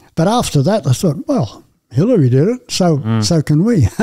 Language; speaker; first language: English; native; English